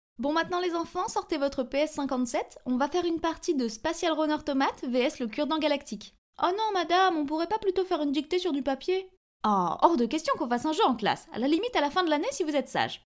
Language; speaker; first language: French; native; French